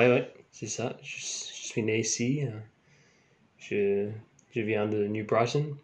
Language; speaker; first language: French; non-native, learner; English